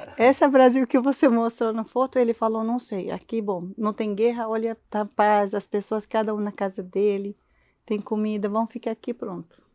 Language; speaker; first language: Portuguese; non-native, learner; Arabic